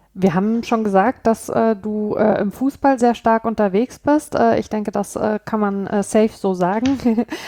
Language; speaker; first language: German; native; German